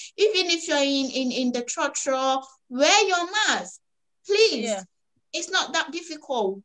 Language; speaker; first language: English; native; English